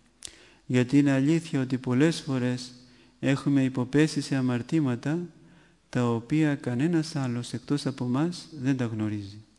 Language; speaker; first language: Greek; native; Greek